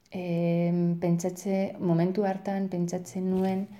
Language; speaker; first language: Basque; non-native, local second language; Spanish